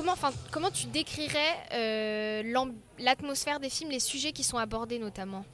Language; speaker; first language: French; native; French